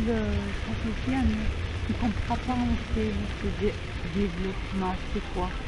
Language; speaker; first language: French; non-native, learner; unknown